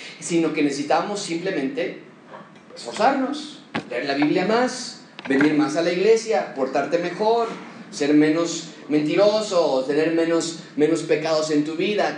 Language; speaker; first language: Spanish; native; Spanish